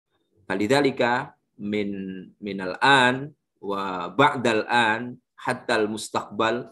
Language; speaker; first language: Arabic; non-native, fluent; Indonesian